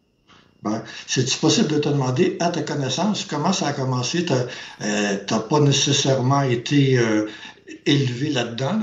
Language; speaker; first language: French; native; French